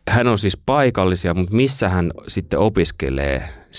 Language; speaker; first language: Finnish; native; Finnish